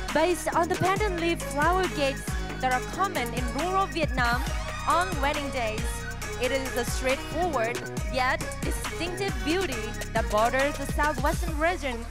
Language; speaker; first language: English; non-native, fluent; Vietnamese